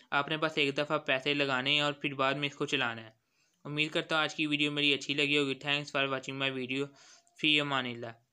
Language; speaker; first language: Urdu; non-native, local second language; Punjabi